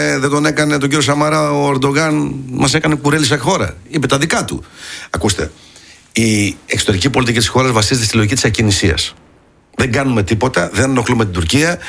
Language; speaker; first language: Greek; early bilingual, heritage; Greek